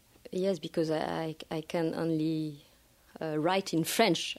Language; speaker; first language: English; non-native, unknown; French